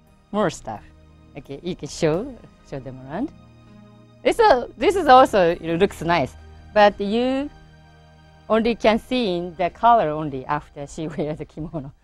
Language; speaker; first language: English; non-native, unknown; Japanese